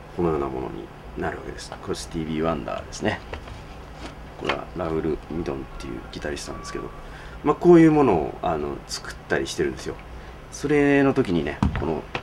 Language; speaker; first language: Japanese; native; Japanese